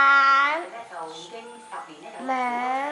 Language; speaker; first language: Chinese; non-native, local second language; Cantonese